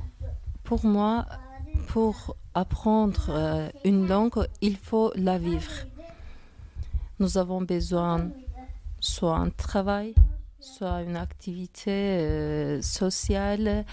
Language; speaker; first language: French; non-native, fluent; Turkish